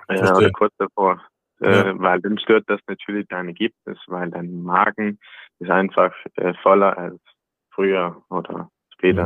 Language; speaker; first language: German; non-native, learner; Danish